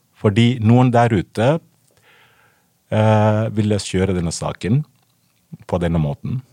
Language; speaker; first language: Norwegian; non-native, fluent; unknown